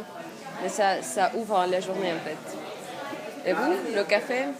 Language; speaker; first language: French; non-native, fluent; Russian